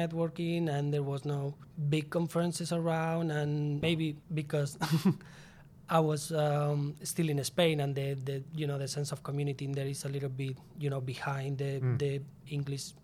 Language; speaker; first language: English; non-native, fluent; Spanish